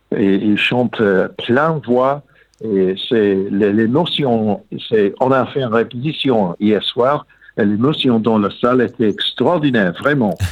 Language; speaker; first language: French; non-native, learner; English